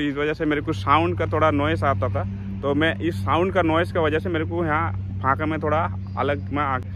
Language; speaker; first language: Hindi; non-native, local second language; Bangla